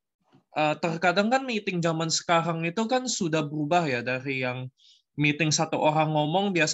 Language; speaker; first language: Indonesian; native; Indonesian